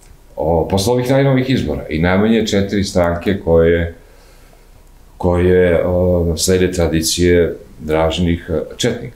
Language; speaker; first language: Croatian; native; Croatian